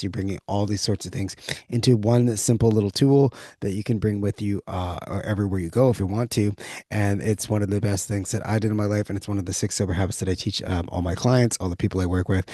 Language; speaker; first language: English; native; English